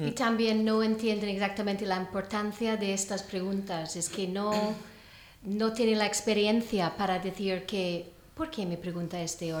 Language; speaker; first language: Spanish; non-native, learner; English